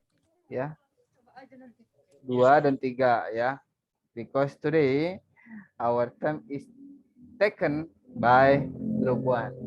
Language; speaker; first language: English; non-native, fluent; Indonesian